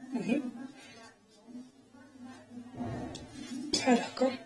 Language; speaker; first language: Arabic; native; Arabic